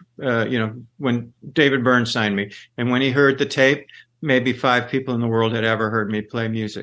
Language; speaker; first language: English; native; English